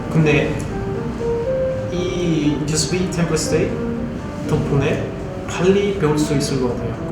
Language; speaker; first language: Korean; non-native, learner; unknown